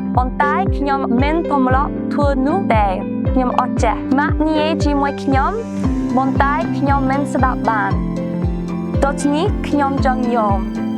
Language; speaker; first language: Khmer; non-native, learner; English